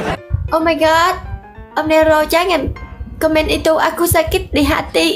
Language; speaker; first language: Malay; non-native, learner; Vietnamese